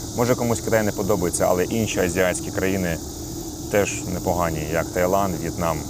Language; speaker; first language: Ukrainian; non-native, local second language; Russian